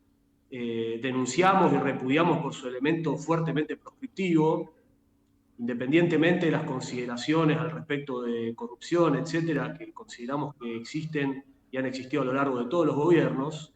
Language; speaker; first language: Spanish; native; Spanish